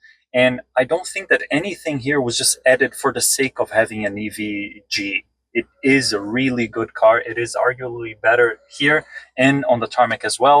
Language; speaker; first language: English; native; English